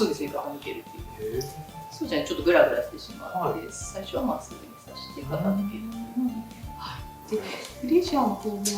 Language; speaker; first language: Japanese; native; Japanese